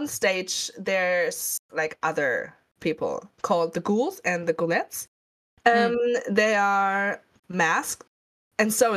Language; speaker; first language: English; non-native, fluent; German